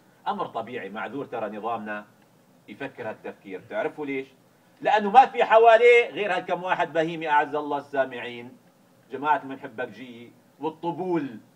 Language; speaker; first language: Arabic; native; Arabic